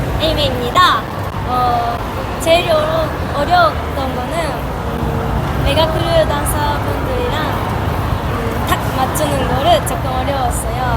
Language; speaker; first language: Korean; non-native, learner; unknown